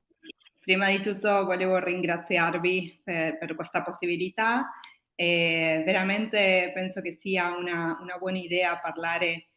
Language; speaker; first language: Italian; non-native, fluent; Spanish